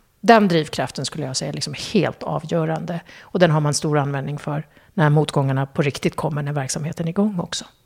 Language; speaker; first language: Swedish; early bilingual, other home language; Kurdish